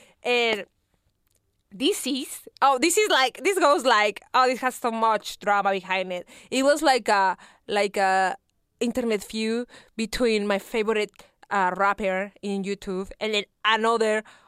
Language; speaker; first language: English; non-native, fluent; Spanish